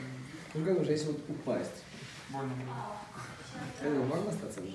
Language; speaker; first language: Russian; native; Russian